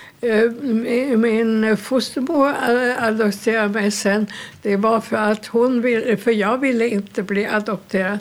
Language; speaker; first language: Swedish; non-native, fluent; German